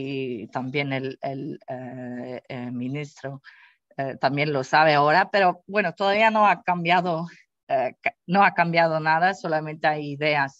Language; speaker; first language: Spanish; non-native, fluent; Dutch